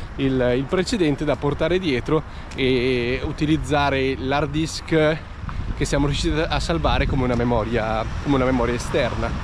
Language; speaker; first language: Italian; native; Italian